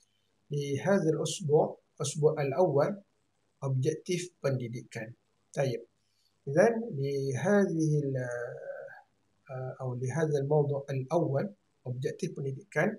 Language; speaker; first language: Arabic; non-native, fluent; Malay